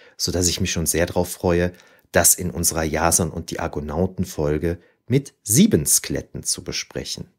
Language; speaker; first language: German; native; German